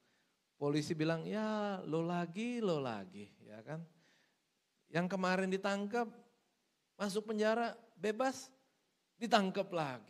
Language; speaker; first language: Indonesian; native; Indonesian